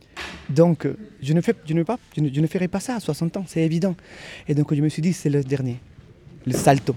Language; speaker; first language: French; native; French